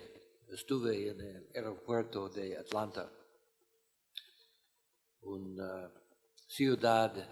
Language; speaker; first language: Spanish; non-native, fluent; English